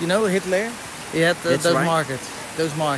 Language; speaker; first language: English; non-native, learner; Dutch